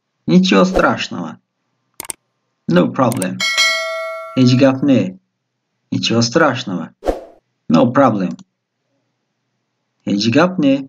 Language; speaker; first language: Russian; non-native, local second language; Tajik